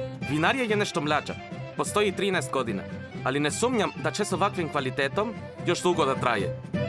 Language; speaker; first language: Croatian; non-native, fluent; Spanish